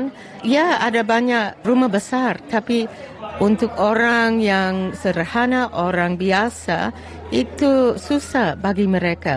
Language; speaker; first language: Indonesian; non-native, fluent; English